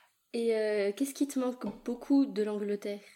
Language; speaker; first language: French; native; French